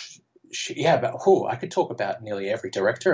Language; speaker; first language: English; native; English